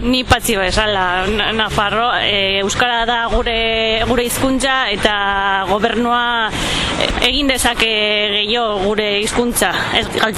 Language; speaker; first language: Basque; non-native, learner; Spanish